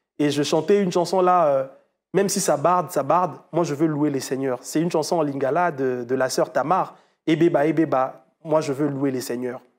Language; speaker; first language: French; non-native, local second language; Lingala